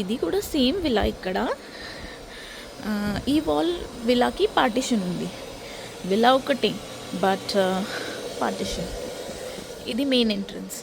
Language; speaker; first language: Telugu; non-native, learner; Marathi